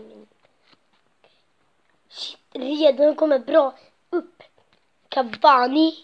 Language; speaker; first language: Swedish; non-native, local second language; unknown